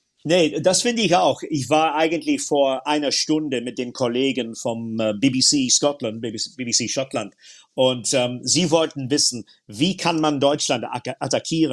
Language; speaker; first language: German; non-native, fluent; English